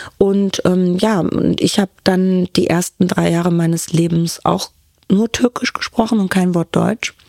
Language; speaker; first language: German; early bilingual, other home language; Turkish